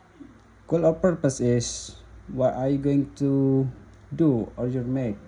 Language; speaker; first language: English; non-native, learner; Indonesian